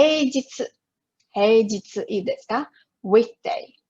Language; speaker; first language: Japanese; non-native, fluent; Chinese